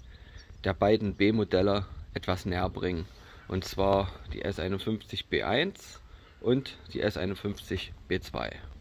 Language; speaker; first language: German; native; German